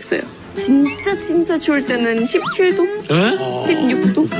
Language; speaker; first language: Korean; non-native, fluent; Indonesian